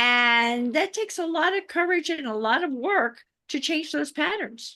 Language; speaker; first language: English; native; English